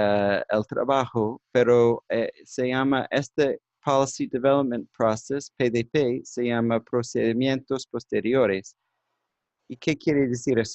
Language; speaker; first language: Spanish; non-native, learner; English